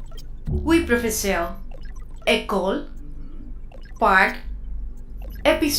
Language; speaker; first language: French; non-native, learner; Spanish